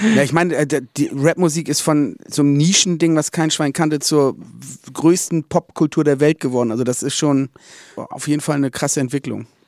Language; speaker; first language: German; native; German